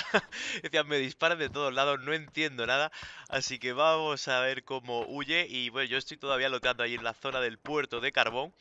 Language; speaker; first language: Spanish; native; Spanish